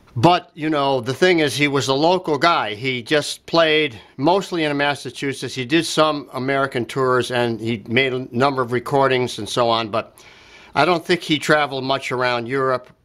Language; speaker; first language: English; native; English